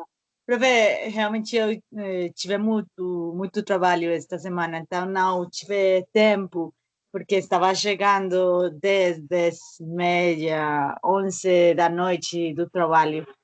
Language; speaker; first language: Portuguese; non-native, learner; Spanish